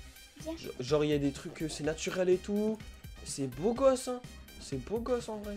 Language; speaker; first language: French; native; French